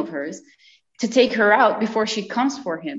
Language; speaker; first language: English; non-native, fluent; Arabic